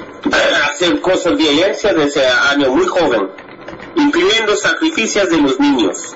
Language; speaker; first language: Spanish; non-native, fluent; English